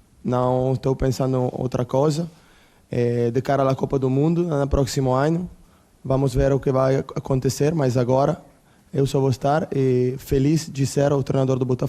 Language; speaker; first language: Portuguese; non-native, learner; Italian